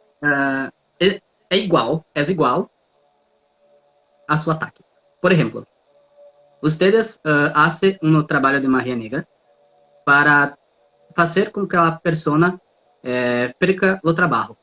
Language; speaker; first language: Spanish; non-native, learner; Portuguese